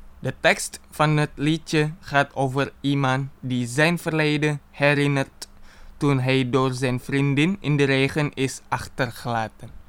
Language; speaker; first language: Dutch; non-native, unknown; Indonesian